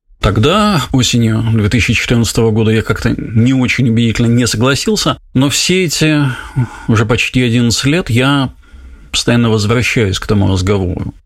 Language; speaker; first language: Russian; native; Russian